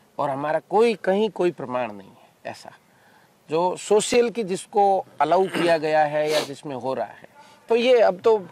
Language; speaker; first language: Hindi; native; Hindi